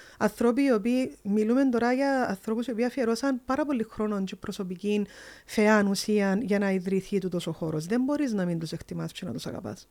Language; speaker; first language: Greek; early bilingual, heritage; Greek